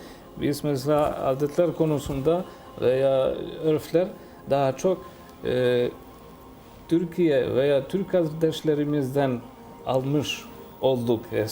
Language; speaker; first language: Turkish; non-native, fluent; Albanian